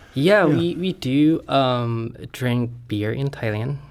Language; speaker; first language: English; non-native, fluent; Thai